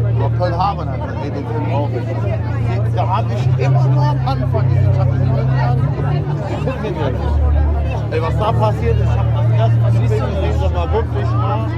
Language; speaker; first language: German; early bilingual, other home language; English